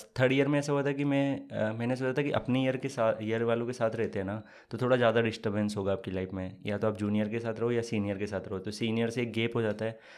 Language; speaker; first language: Hindi; native; Hindi